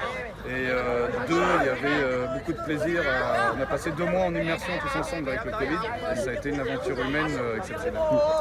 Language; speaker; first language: French; native; French